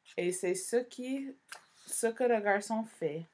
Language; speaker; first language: French; non-native, fluent; English